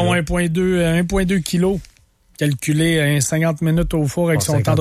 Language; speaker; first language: French; native; French